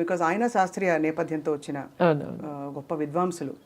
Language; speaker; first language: Telugu; native; Telugu